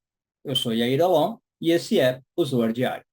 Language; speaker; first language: Portuguese; native; Portuguese